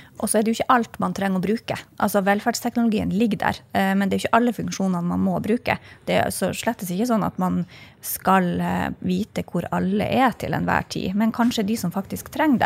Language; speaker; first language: Norwegian; native; Norwegian